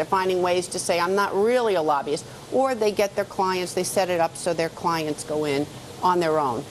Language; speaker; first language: English; native; English